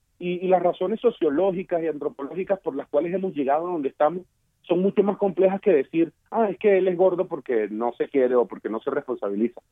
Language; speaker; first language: Spanish; native; Spanish